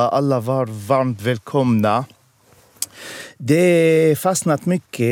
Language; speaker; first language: Swedish; non-native, fluent; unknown